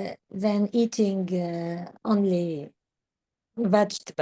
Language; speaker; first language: English; non-native, learner; Arabic